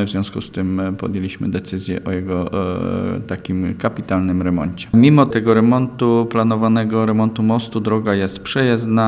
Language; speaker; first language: Polish; native; Polish